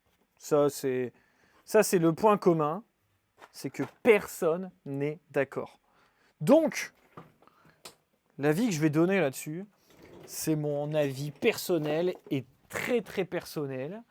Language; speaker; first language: French; native; French